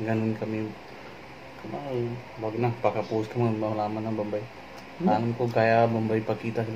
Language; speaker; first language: Filipino; non-native, learner; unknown